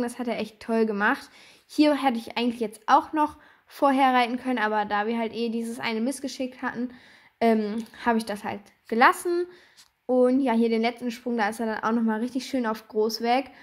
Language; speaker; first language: German; native; German